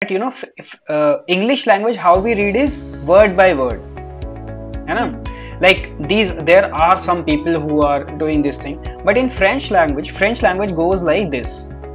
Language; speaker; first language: English; non-native, local second language; Hindi